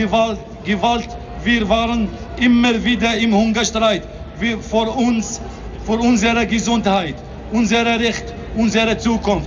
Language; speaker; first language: German; non-native, learner; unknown